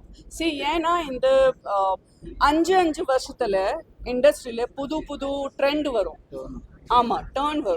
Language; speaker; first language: Tamil; non-native, fluent; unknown